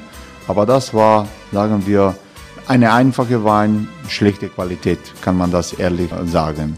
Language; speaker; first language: German; non-native, learner; Croatian